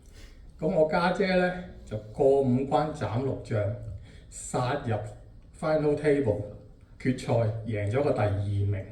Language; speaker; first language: Cantonese; native; Cantonese